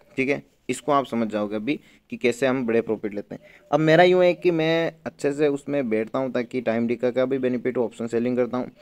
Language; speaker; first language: Hindi; native; Hindi